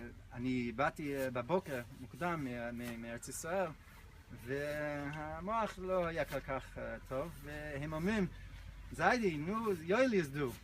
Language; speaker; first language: Hebrew; non-native, fluent; English